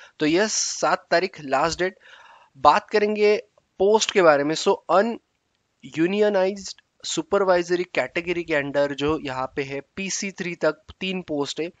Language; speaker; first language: Hindi; native; Hindi